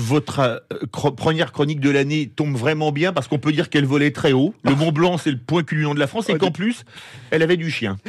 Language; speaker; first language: French; native; French